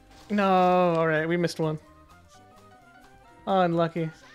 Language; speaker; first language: English; native; English